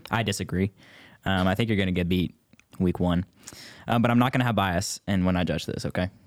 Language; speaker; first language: English; native; English